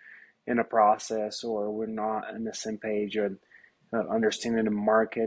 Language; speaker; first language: English; non-native, fluent; Portuguese